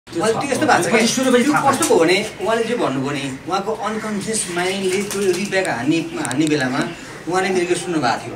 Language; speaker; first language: Nepali; native; Nepali